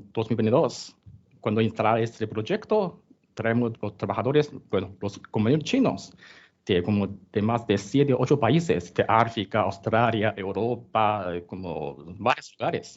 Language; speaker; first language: Spanish; non-native, learner; Chinese